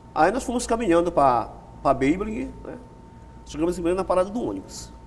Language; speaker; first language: Portuguese; native; Portuguese